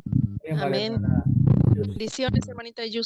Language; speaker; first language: Spanish; native; Spanish